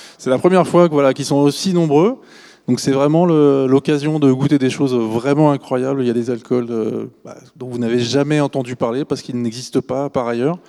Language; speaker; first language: French; native; French